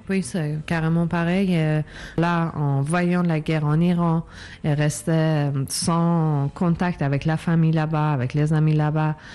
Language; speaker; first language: French; non-native, fluent; Persian